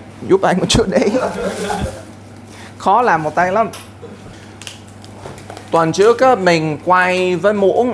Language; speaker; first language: Vietnamese; early bilingual, heritage; Vietnamese